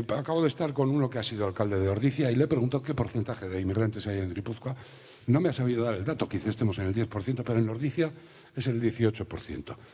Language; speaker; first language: Spanish; native; Spanish